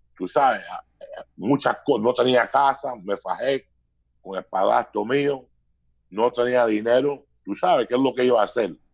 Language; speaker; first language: Spanish; early bilingual, heritage; Spanish